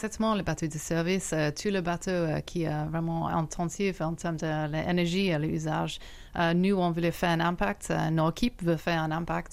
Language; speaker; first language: French; non-native, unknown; English